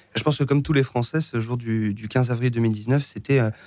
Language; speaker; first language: French; native; French